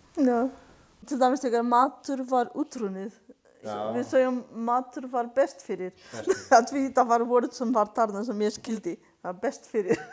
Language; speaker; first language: Icelandic; non-native, learner; Portuguese